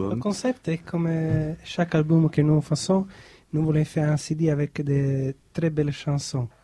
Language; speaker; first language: French; non-native, learner; Italian